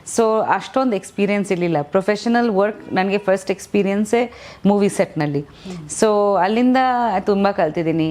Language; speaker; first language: Kannada; non-native, fluent; Bangla